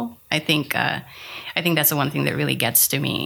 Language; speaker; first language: English; non-native, local second language; Filipino